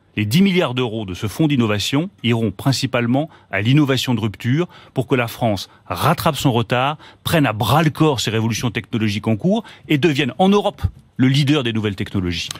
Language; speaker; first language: French; native; French